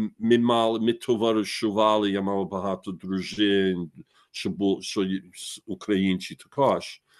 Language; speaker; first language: Ukrainian; early bilingual, heritage; Ukrainian